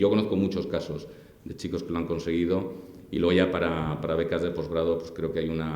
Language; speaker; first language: Spanish; native; Spanish